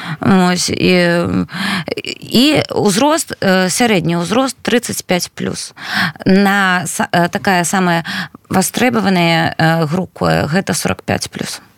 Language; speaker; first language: Belarusian; non-native, local second language; Russian